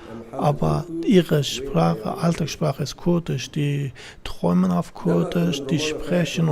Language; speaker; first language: German; non-native, fluent; Kurdish